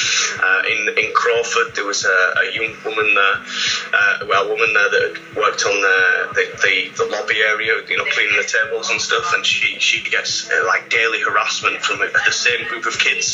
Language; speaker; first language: English; native; English